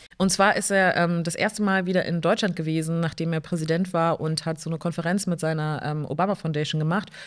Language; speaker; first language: German; early bilingual, other home language; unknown